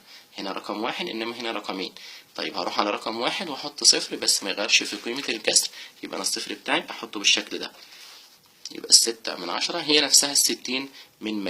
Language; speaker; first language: Arabic; native; Arabic